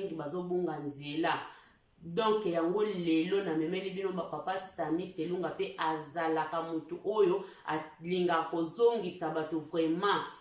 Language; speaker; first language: Lingala; early bilingual, heritage; Lingala